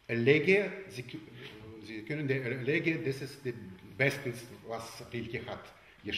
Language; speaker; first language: German; non-native, learner; Russian